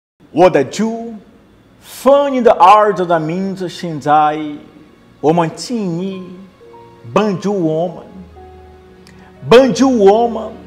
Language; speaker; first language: Chinese; non-native, learner; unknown